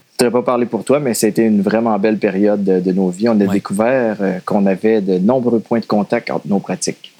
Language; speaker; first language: French; native; French